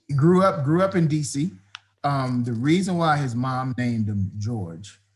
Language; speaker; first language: English; native; English